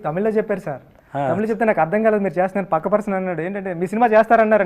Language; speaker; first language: Telugu; native; Telugu